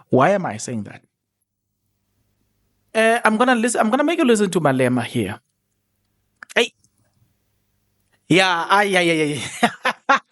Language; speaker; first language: English; non-native, local second language; Zulu